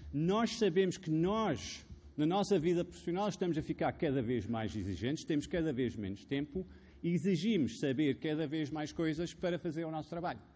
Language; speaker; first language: Portuguese; non-native, fluent; Arabic